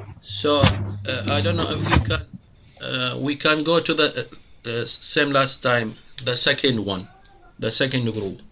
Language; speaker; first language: English; non-native, fluent; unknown